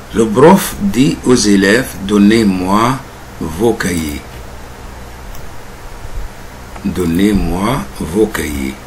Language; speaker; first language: French; non-native, fluent; Arabic